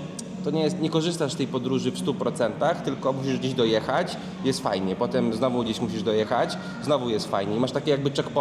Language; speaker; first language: Polish; native; Polish